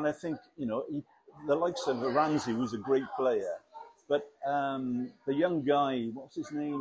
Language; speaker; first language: English; native; English